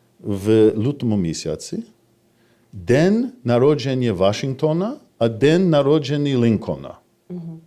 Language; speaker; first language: Ukrainian; non-native, fluent; English